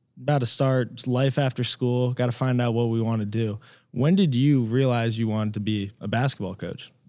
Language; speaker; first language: English; native; English